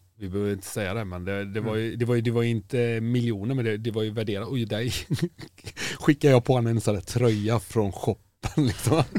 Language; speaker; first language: Swedish; native; Swedish